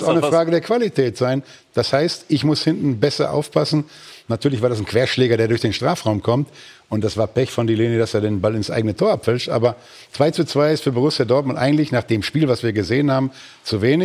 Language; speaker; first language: German; native; German